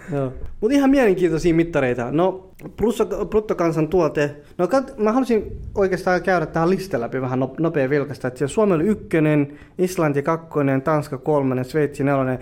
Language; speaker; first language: Finnish; early bilingual, other home language; Somali